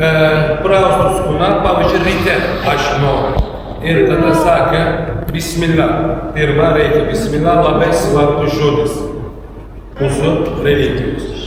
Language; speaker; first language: Lithuanian; non-native, learner; Turkish